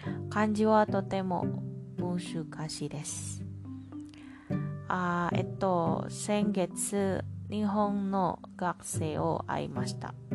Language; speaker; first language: Japanese; non-native, learner; Indonesian